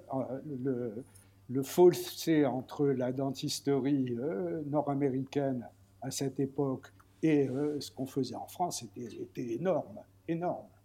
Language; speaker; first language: French; native; French